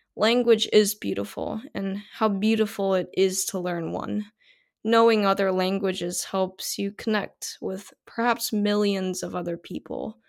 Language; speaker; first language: English; non-native, fluent; Korean